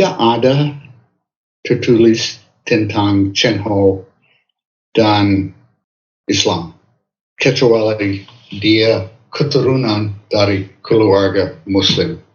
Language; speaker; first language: Indonesian; non-native, fluent; English